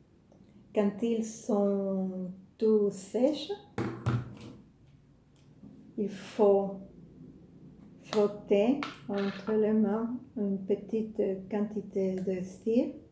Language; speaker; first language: French; non-native, fluent; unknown